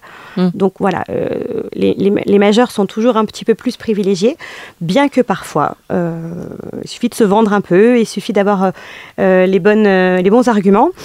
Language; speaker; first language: French; native; French